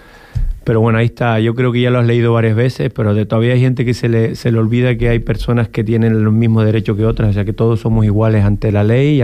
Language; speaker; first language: Spanish; native; Spanish